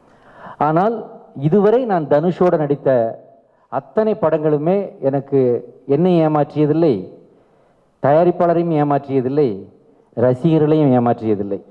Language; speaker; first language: Tamil; native; Tamil